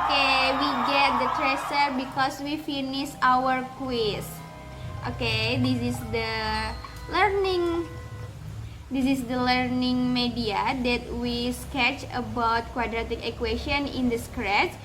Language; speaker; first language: English; non-native, learner; Indonesian